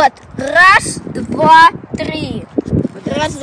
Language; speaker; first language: Russian; early bilingual, heritage; Russian